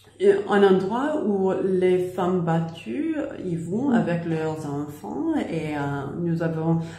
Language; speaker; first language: French; non-native, learner; English